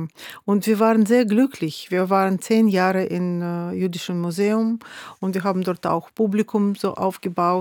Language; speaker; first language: German; non-native, fluent; Russian